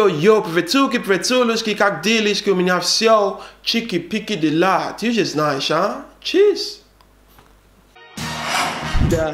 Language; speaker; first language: Russian; non-native, learner; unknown